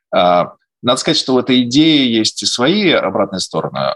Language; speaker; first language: Russian; native; Russian